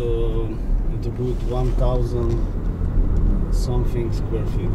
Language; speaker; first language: Russian; native; Russian